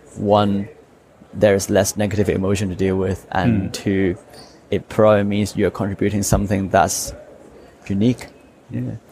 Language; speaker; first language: English; non-native, local second language; Cantonese